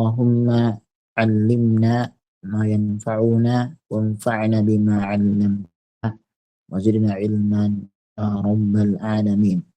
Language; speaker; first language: Arabic; non-native, fluent; Indonesian